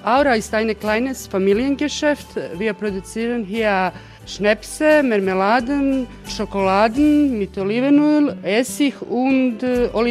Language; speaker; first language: German; non-native, fluent; Croatian